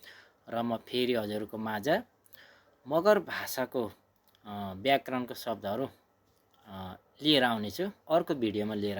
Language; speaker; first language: Nepali; non-native, local second language; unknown